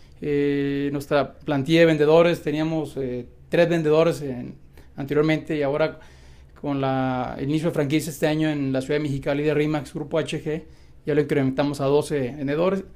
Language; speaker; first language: Spanish; native; Spanish